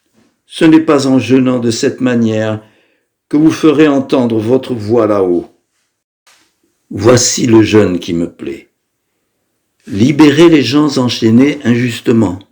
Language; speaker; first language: French; native; French